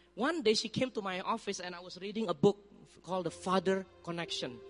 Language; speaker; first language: English; non-native, fluent; Indonesian